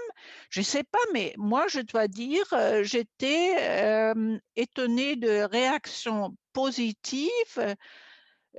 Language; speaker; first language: French; non-native, fluent; German